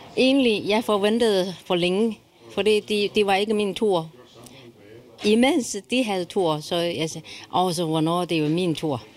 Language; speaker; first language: Danish; non-native, learner; Chinese